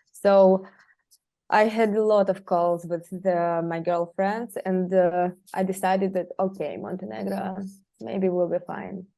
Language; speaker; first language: English; non-native, fluent; Russian